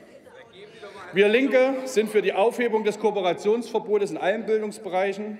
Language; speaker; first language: German; native; German